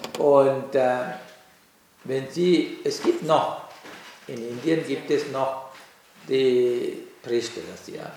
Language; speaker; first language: German; non-native, learner; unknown